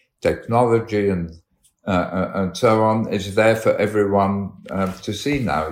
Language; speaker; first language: English; early bilingual, other home language; Arabic